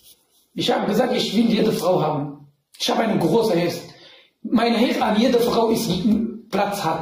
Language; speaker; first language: German; non-native, learner; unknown